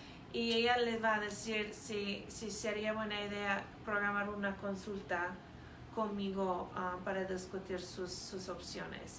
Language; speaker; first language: Spanish; non-native, fluent; English